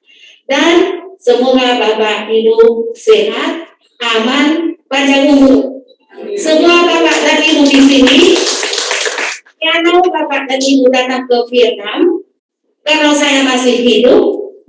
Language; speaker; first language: Indonesian; non-native, fluent; Vietnamese